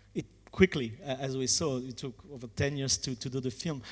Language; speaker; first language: English; non-native, fluent; French